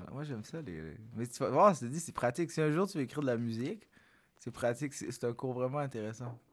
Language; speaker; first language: French; early bilingual, other home language; Arabic